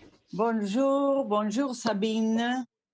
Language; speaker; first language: French; non-native, fluent; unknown